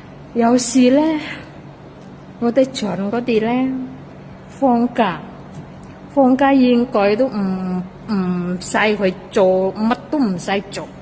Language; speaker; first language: Cantonese; non-native, fluent; Indonesian